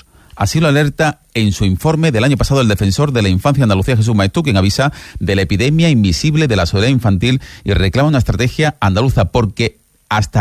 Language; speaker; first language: Spanish; native; Spanish